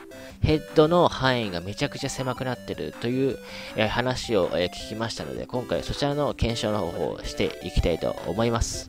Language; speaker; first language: Japanese; native; Japanese